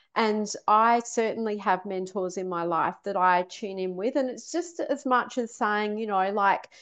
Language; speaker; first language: English; native; English